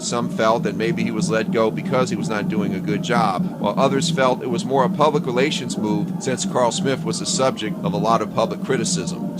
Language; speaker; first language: English; native; English